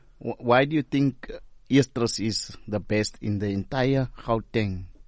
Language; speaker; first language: English; non-native, local second language; Afrikaans